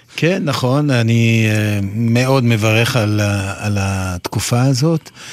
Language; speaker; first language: Hebrew; non-native, fluent; French